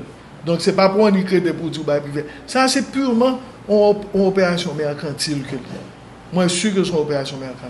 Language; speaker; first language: French; non-native, local second language; Haitian Creole